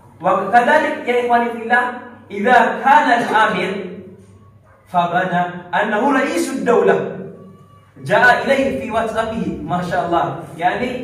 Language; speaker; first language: Arabic; non-native, learner; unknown